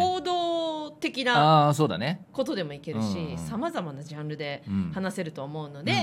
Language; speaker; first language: Japanese; native; Japanese